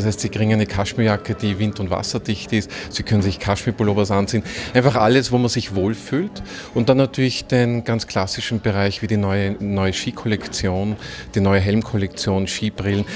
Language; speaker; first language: German; native; German